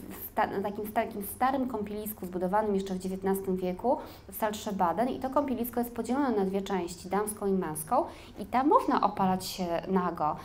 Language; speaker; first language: Polish; native; Polish